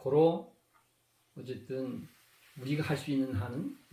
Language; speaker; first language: Korean; native; Korean